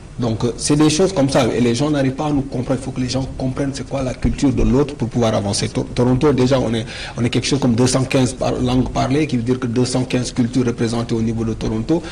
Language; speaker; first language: French; non-native, local second language; Wolof